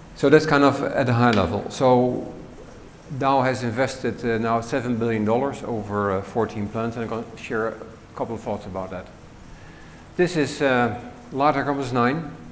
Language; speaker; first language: English; non-native, fluent; Dutch